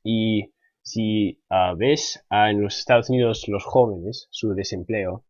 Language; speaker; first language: Spanish; non-native, fluent; English